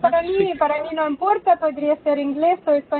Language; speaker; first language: Spanish; non-native, fluent; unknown